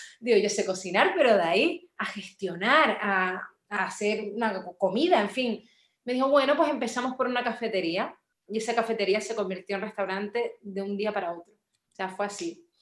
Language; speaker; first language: Spanish; native; Spanish